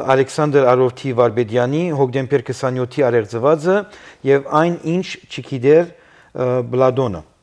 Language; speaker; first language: Armenian; early bilingual, heritage; Armenian